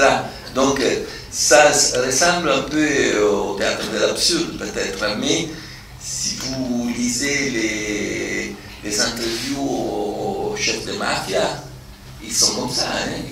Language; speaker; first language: French; non-native, fluent; Italian